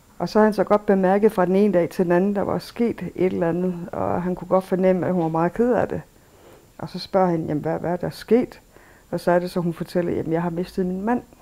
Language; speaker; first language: Danish; early bilingual, other home language; Kalaallisut